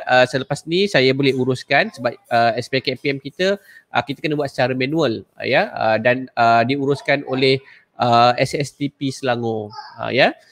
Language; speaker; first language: Malay; native; Malay